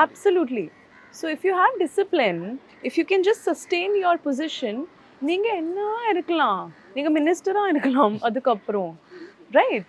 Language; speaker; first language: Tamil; non-native, local second language; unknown